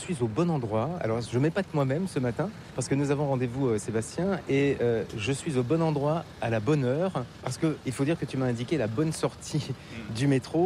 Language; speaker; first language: French; native; French